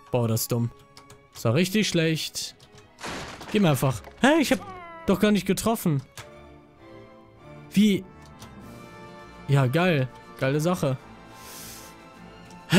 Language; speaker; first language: German; native; German